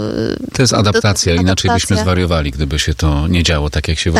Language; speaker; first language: Polish; native; Polish